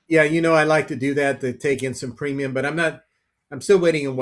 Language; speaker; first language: English; native; English